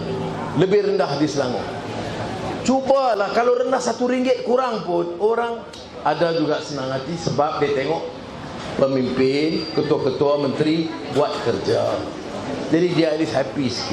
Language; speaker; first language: Malay; native; Malay